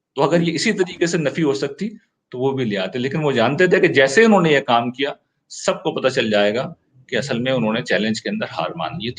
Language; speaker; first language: Urdu; native; Urdu